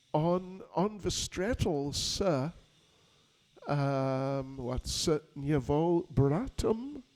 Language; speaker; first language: Russian; non-native, learner; English